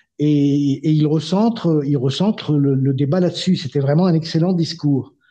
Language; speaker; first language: French; non-native, local second language; Arabic